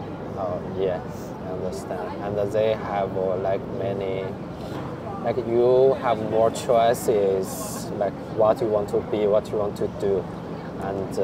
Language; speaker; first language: English; non-native, fluent; Chinese